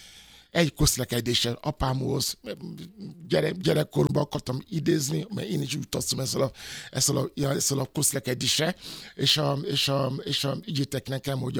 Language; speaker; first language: Hungarian; non-native, learner; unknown